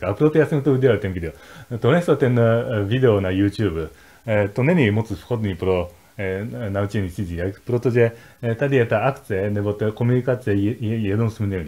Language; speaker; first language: Czech; non-native, fluent; Japanese